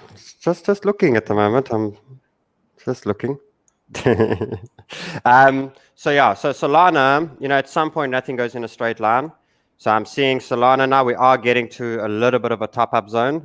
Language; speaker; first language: English; native; English